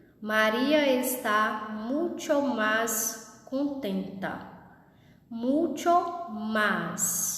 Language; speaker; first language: Spanish; non-native, fluent; Portuguese